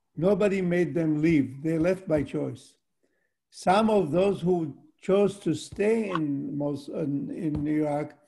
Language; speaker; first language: English; early bilingual, other home language; Arabic